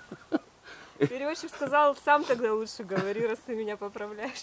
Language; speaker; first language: Russian; native; Russian